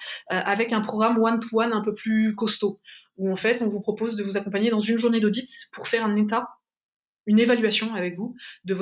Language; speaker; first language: French; native; French